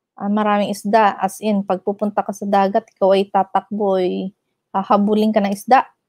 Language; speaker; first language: Filipino; non-native, local second language; Iloko